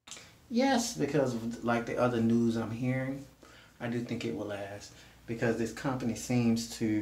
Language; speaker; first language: English; native; English